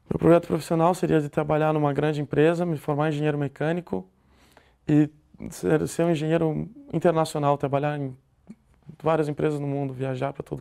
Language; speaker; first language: French; non-native, fluent; Portuguese